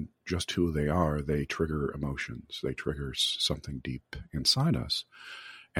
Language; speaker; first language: English; native; English